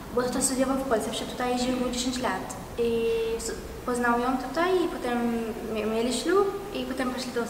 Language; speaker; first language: Polish; early bilingual, heritage; Arabic